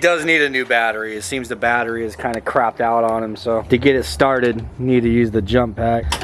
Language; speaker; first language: English; native; English